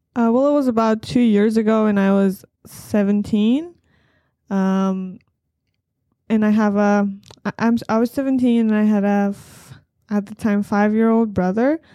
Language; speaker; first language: English; non-native, fluent; Persian